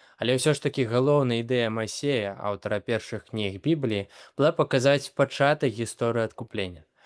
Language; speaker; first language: Belarusian; native; Belarusian